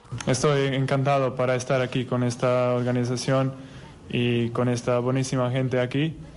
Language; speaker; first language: Spanish; non-native, fluent; Croatian